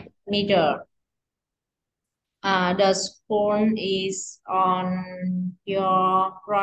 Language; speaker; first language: English; non-native, learner; Vietnamese